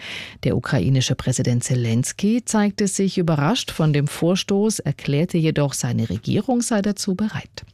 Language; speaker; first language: German; native; German